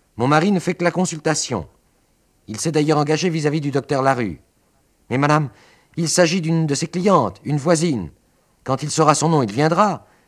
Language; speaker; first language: French; native; French